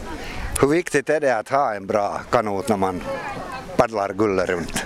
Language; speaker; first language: Swedish; native; Swedish